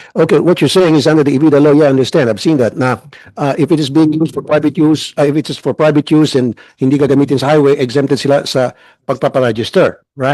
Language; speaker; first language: English; non-native, local second language; Filipino